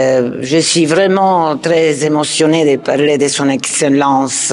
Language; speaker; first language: French; non-native, fluent; Italian